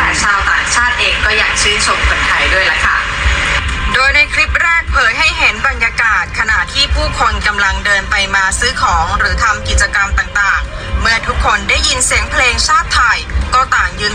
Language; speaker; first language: Thai; native; Thai